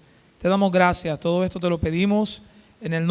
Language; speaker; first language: Spanish; native; Spanish